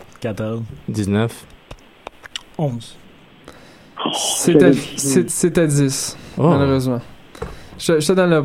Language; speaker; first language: French; native; French